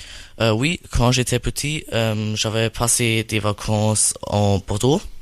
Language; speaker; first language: French; non-native, learner; German